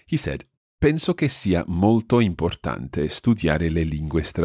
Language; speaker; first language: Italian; non-native, fluent; English